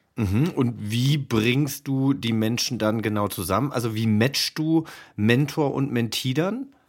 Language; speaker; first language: German; native; German